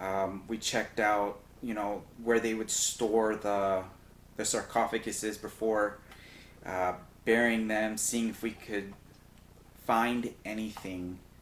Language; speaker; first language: English; native; English